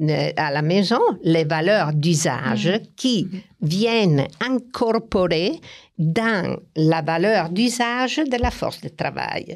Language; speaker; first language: French; non-native, fluent; Italian